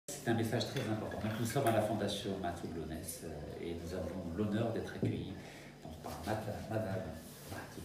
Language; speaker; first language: French; early bilingual, other home language; Arabic